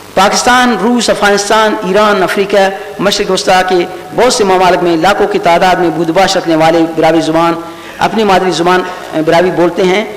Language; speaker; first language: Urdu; non-native, local second language; Brahui